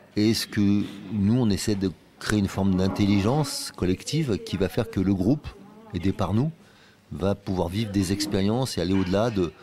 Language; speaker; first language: French; native; French